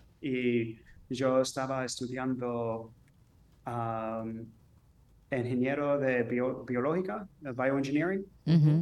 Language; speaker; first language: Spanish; early bilingual, heritage; English